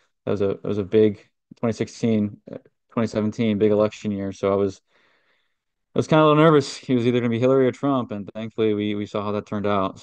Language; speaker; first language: English; native; English